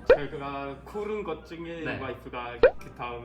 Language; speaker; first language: Korean; non-native, fluent; Swedish